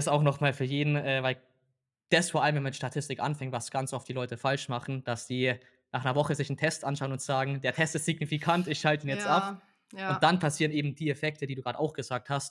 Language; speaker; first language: German; native; German